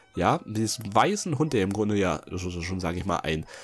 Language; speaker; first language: German; native; German